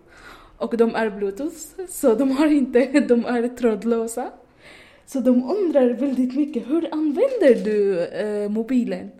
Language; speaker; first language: Swedish; non-native, learner; Arabic